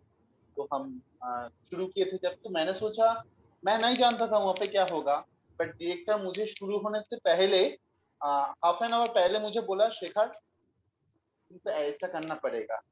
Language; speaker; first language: Hindi; non-native, local second language; Bangla